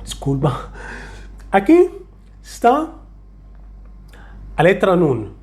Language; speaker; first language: Portuguese; non-native, fluent; Arabic